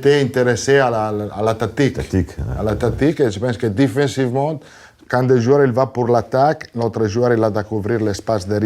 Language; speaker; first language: French; non-native, learner; Italian